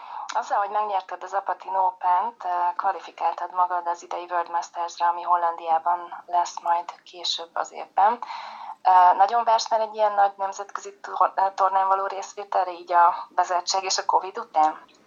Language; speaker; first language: Hungarian; native; Hungarian